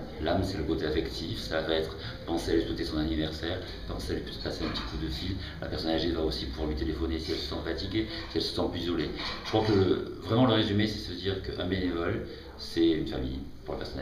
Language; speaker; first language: French; native; French